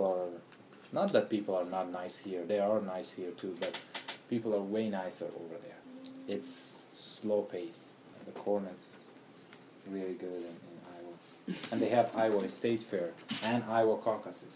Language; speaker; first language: English; non-native, fluent; Persian